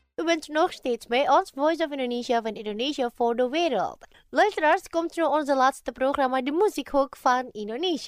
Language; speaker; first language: Dutch; non-native, fluent; Indonesian